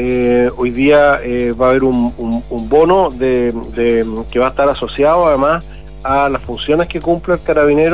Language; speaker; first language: Spanish; native; Spanish